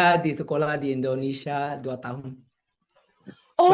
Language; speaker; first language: Indonesian; non-native, learner; Thai